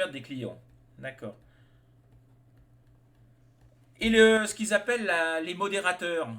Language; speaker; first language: French; native; French